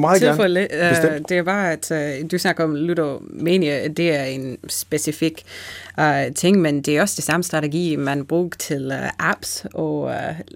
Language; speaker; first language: Danish; non-native, fluent; English